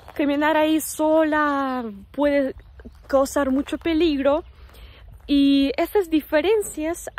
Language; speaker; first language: Spanish; non-native, fluent; Russian